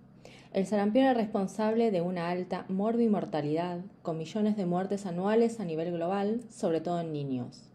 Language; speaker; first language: Spanish; native; Spanish